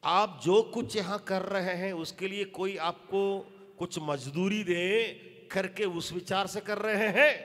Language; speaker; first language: Hindi; non-native, local second language; Tamil